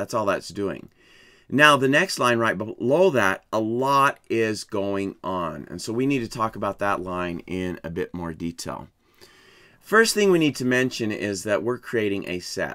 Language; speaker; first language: English; native; English